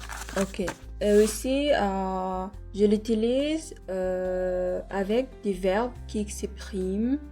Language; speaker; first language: French; non-native, learner; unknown